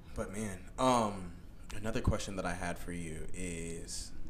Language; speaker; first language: English; native; English